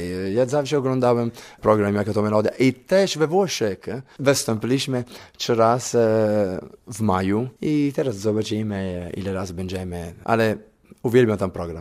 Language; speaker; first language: Polish; non-native, learner; Italian